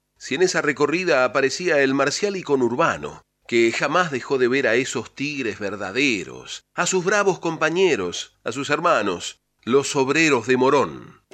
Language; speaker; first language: Spanish; native; Spanish